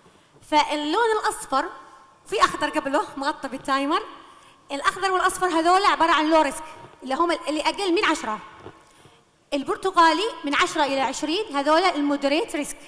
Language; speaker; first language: Arabic; native; Arabic